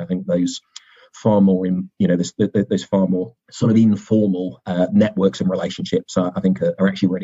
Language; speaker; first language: English; native; English